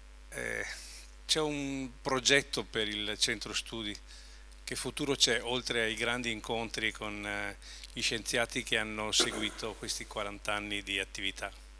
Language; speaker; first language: Italian; native; Italian